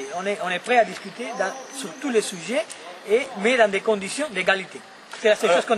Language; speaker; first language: French; non-native, fluent; Spanish